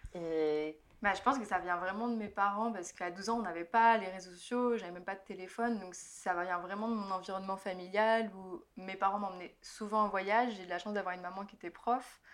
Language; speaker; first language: French; native; French